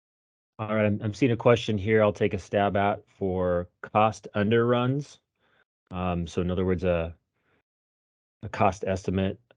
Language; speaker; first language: English; native; English